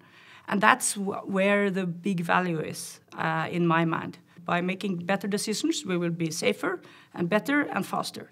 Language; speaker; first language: English; non-native, fluent; Norwegian